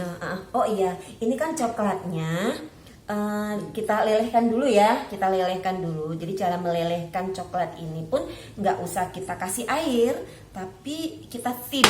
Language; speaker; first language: Indonesian; native; Indonesian